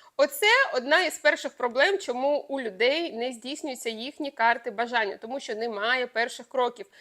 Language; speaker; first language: Ukrainian; non-native, local second language; Russian